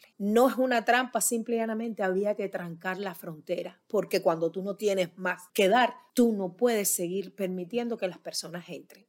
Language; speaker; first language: Spanish; native; Spanish